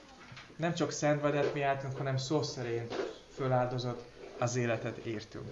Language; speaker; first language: Hungarian; non-native, fluent; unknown